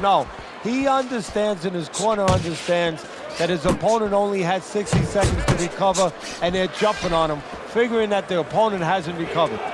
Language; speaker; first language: English; native; English